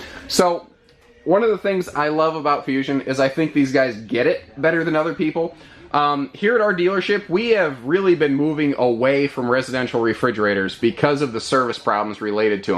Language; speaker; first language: English; native; English